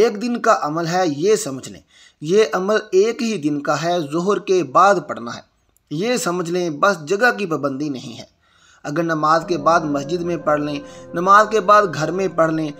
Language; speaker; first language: Urdu; native; Urdu